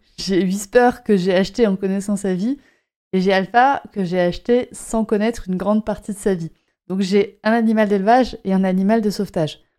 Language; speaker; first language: French; native; French